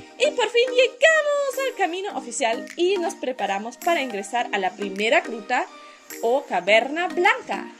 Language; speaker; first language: Spanish; native; Spanish